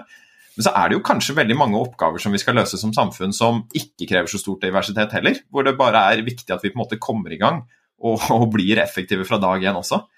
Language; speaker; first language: Norwegian; native; Norwegian